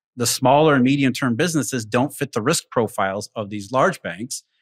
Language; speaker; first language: English; native; English